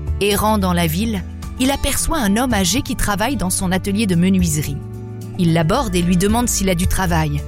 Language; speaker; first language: French; native; French